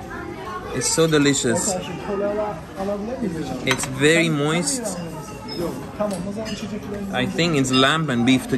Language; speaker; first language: English; non-native, fluent; Persian